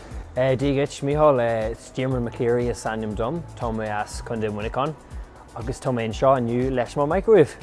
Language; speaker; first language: Irish; non-native, local second language; English